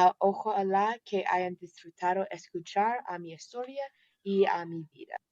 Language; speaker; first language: Spanish; non-native, learner; English